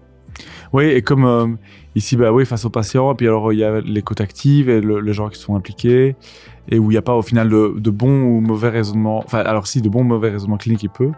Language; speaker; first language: French; native; French